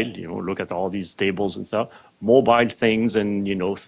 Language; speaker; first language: English; non-native, fluent; French